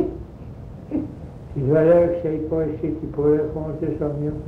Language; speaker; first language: French; native; French